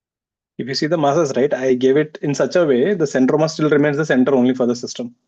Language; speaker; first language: English; non-native, local second language; Hindi